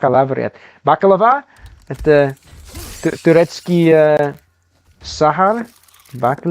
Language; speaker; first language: Russian; non-native, learner; English